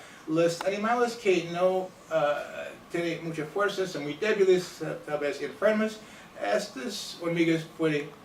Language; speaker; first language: Spanish; non-native, fluent; English